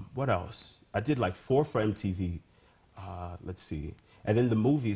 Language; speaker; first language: English; early bilingual, other home language; Spanish